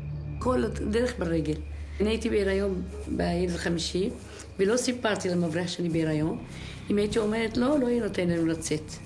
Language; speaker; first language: Hebrew; non-native, fluent; Arabic